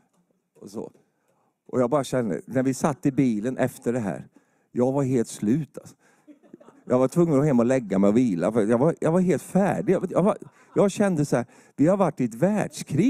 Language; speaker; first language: Swedish; native; Swedish